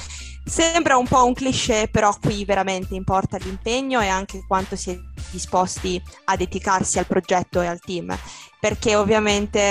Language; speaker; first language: Italian; native; Italian